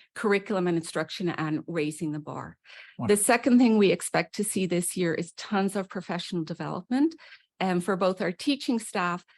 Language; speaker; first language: English; native; English